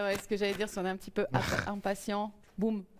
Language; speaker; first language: French; native; French